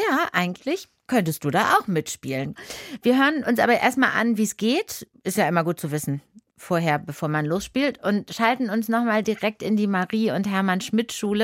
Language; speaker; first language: German; native; German